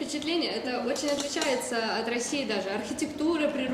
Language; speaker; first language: Russian; native; Russian